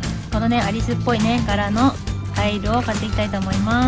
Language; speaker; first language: Japanese; native; Japanese